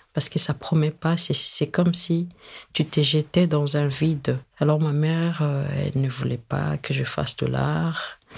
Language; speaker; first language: French; non-native, local second language; Lingala